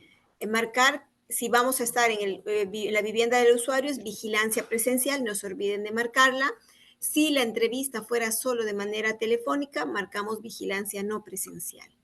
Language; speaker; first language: Spanish; native; Spanish